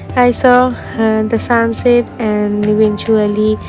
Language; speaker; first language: English; non-native, local second language; Bangla